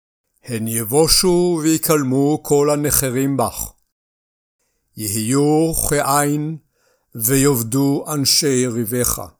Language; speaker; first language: Hebrew; native; Hebrew